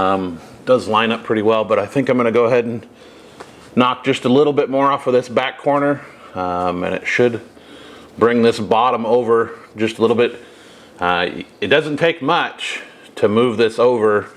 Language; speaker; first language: English; native; English